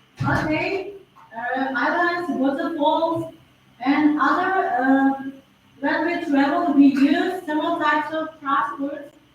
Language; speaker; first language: English; non-native, fluent; Uzbek